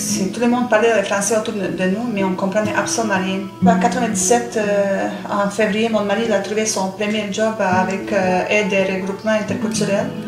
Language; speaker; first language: French; non-native, fluent; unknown